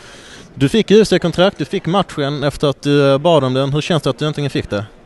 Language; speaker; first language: Swedish; native; Swedish